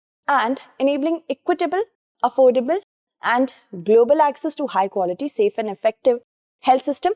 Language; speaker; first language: English; non-native, local second language; Hindi